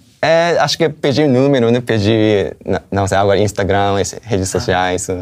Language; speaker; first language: Portuguese; non-native, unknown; Japanese